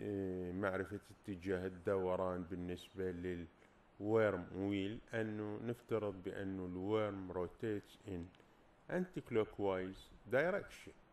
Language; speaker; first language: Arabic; native; Arabic